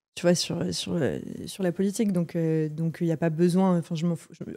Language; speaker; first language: French; native; French